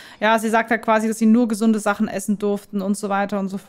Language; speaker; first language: German; native; German